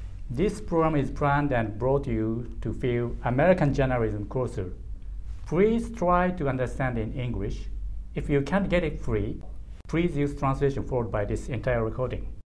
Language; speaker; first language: English; non-native, fluent; Japanese